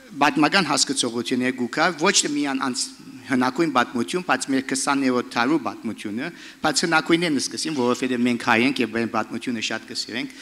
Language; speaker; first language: Armenian; early bilingual, heritage; Armenian